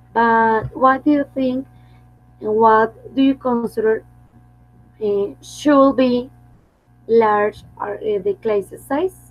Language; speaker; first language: English; non-native, fluent; Spanish